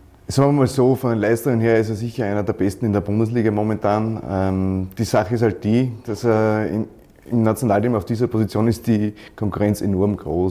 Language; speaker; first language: German; native; German